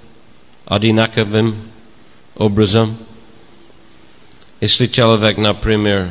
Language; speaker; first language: Russian; non-native, fluent; English